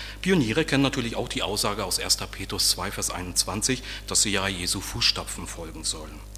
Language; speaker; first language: German; native; German